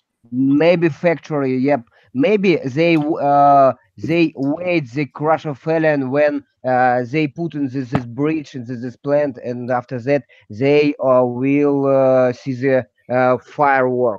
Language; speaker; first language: English; non-native, learner; Russian